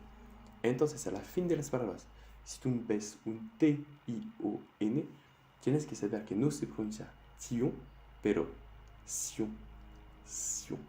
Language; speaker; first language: Spanish; non-native, fluent; French